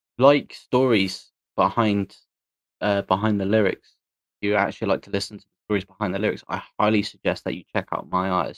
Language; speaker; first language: English; native; English